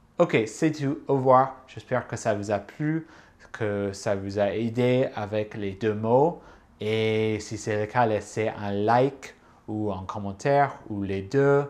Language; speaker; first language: French; non-native, fluent; English